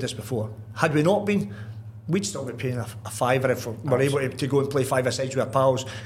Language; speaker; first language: English; native; English